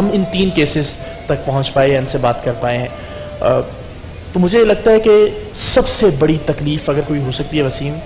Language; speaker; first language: Urdu; native; Urdu